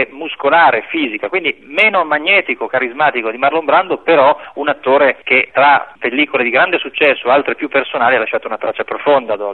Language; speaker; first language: Italian; native; Italian